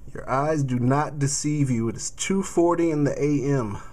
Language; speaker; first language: English; native; English